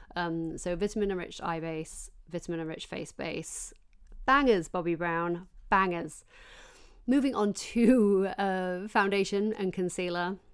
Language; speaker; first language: English; native; English